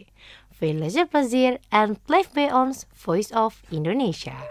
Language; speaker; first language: Dutch; non-native, fluent; Indonesian